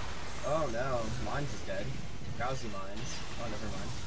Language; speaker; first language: English; native; English